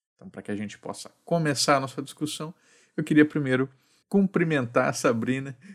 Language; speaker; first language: Portuguese; native; Portuguese